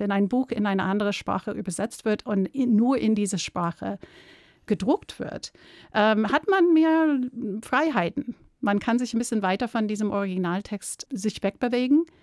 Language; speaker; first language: German; non-native, fluent; English